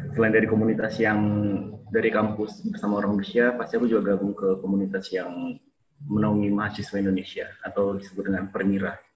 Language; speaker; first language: Indonesian; native; Indonesian